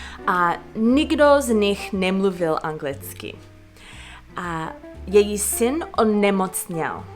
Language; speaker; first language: Czech; non-native, fluent; English